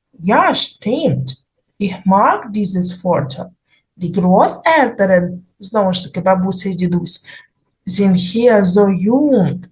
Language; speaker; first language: German; non-native, fluent; Ukrainian